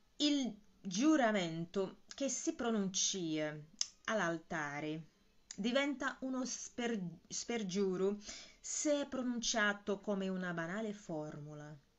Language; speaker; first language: Italian; non-native, fluent; Portuguese